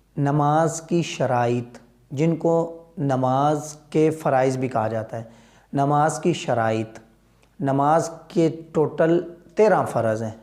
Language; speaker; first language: Urdu; non-native, local second language; Punjabi